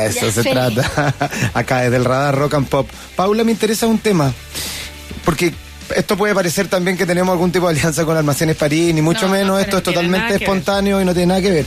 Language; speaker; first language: Spanish; native; Spanish